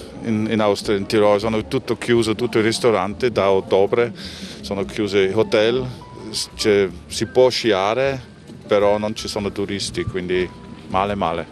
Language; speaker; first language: Italian; non-native, fluent; German